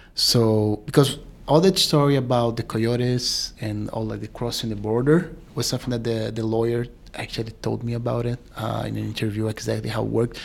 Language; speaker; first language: English; non-native, fluent; Portuguese